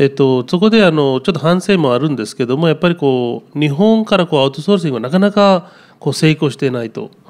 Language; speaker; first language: Japanese; non-native, fluent; Telugu